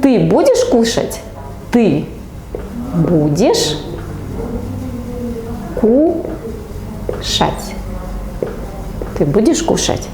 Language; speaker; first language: Russian; non-native, local second language; Kazakh